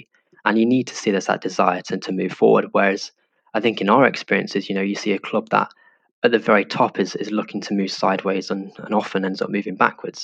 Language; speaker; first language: English; native; English